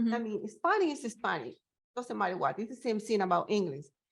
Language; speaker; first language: English; non-native, learner; Spanish